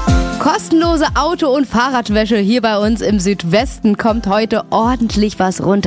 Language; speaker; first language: German; native; German